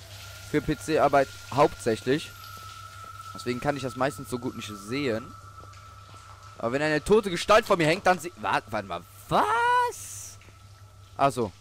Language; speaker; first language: German; native; German